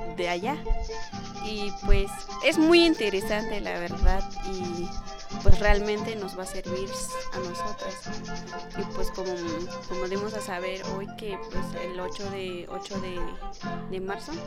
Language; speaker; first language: Spanish; non-native, local second language; Tzeltal